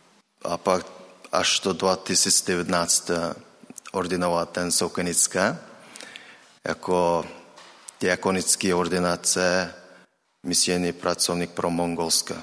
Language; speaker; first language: Czech; non-native, learner; Mongolian